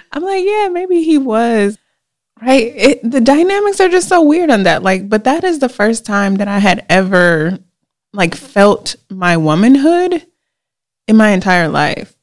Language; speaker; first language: English; native; English